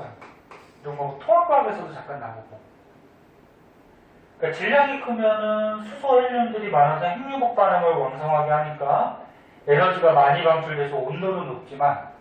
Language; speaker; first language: Korean; native; Korean